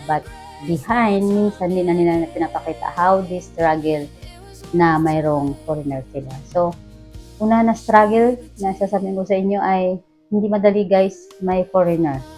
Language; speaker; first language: Filipino; native; Filipino